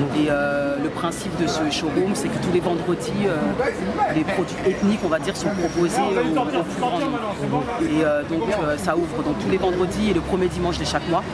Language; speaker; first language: French; early bilingual, other home language; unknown